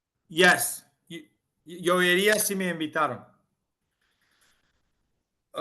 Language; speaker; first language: Spanish; non-native, fluent; English